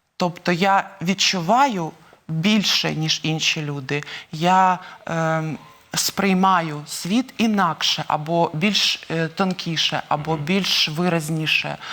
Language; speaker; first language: Ukrainian; non-native, local second language; Russian